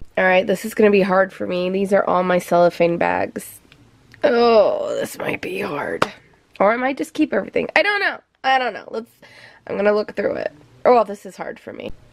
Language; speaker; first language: English; native; English